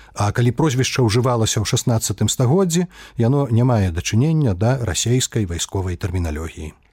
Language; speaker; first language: Belarusian; native; Belarusian